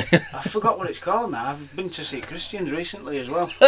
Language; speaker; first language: English; native; English